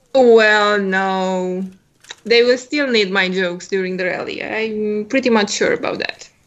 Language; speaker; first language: English; non-native, fluent; Romanian